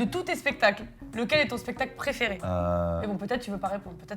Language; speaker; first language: French; native; French